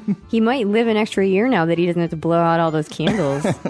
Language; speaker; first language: English; native; English